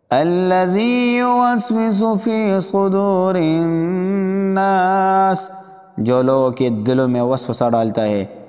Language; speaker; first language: Urdu; non-native, local second language; Pashto